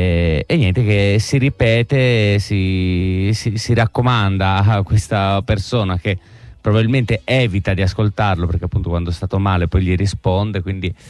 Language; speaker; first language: Italian; native; Italian